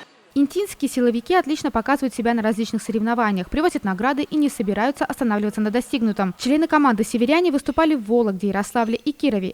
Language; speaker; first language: Russian; native; Russian